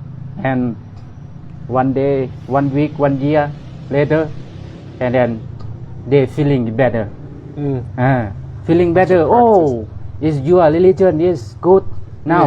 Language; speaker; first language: English; non-native, learner; Thai